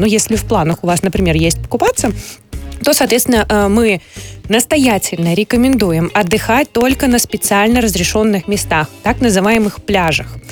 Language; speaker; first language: Russian; native; Russian